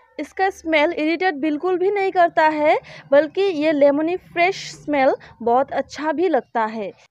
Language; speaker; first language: Hindi; non-native, local second language; Bangla